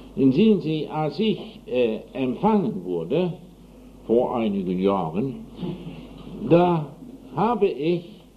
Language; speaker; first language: German; non-native, fluent; English